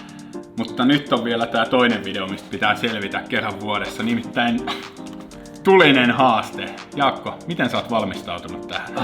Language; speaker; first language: Finnish; native; Finnish